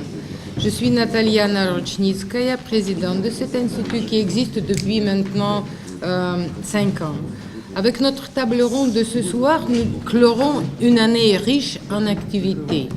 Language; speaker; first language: French; non-native, fluent; Russian